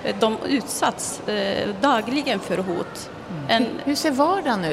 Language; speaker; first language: Swedish; non-native, fluent; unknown